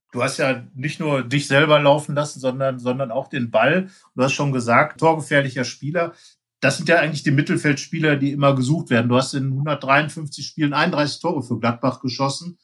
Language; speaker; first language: German; native; German